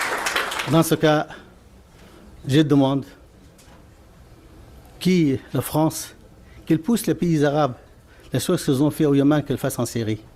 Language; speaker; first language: French; non-native, fluent; Arabic